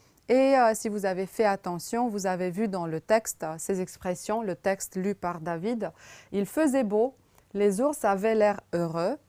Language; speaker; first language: French; non-native, fluent; Romanian